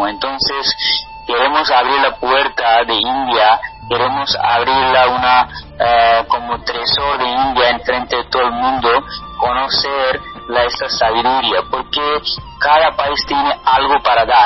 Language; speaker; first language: Spanish; non-native, learner; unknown